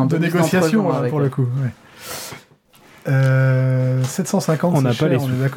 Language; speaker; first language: French; native; French